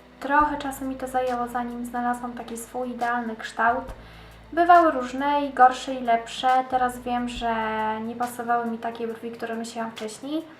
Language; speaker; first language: Polish; native; Polish